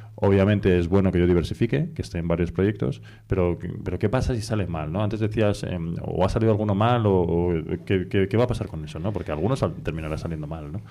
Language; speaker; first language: Spanish; native; Spanish